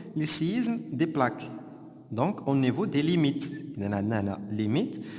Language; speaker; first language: French; non-native, local second language; Arabic